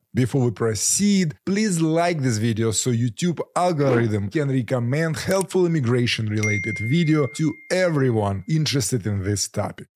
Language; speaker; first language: English; non-native, fluent; Ukrainian